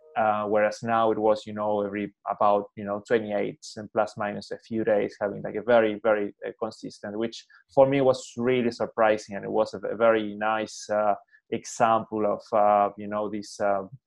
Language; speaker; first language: English; non-native, fluent; Spanish